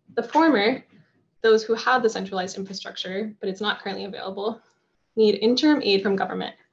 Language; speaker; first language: English; native; English